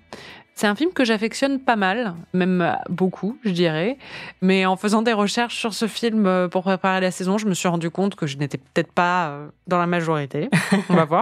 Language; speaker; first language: French; native; French